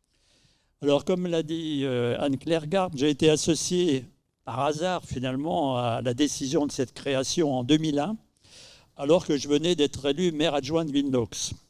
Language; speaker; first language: French; native; French